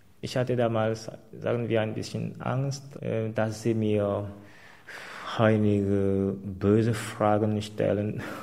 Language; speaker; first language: German; non-native, fluent; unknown